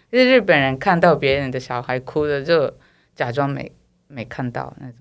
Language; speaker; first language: Chinese; non-native, fluent; Japanese